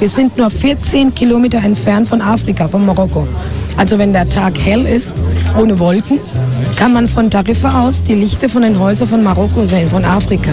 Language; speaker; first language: German; non-native, fluent; Spanish